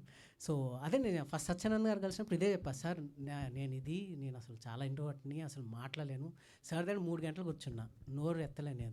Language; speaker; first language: Telugu; native; Telugu